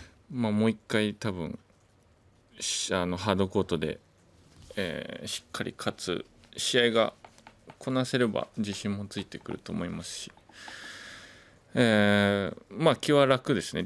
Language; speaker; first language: Japanese; native; Japanese